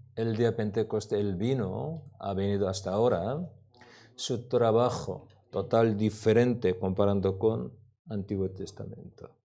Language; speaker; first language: Spanish; non-native, learner; Korean